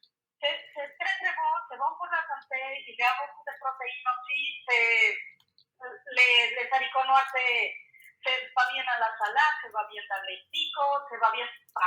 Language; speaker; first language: French; non-native, learner; Spanish